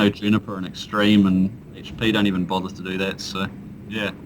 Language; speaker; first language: English; native; English